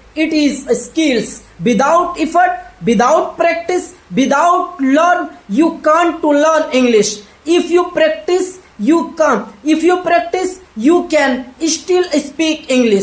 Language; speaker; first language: English; non-native, learner; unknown